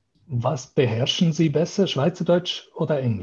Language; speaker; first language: German; native; German